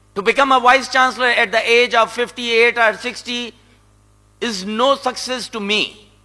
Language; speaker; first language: English; non-native, local second language; Sindhi